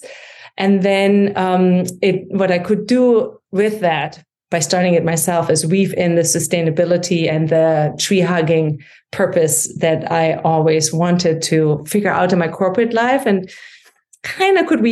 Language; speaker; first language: English; non-native, fluent; German